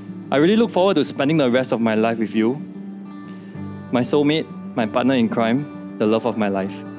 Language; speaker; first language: English; non-native, local second language; Chinese